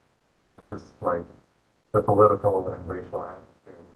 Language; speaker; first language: English; native; English